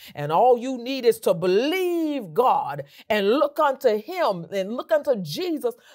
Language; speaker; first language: English; native; English